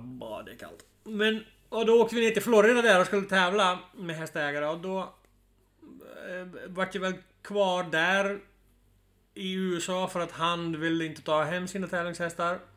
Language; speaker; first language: Swedish; non-native, fluent; Dutch